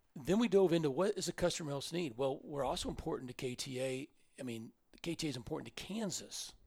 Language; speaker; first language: English; native; English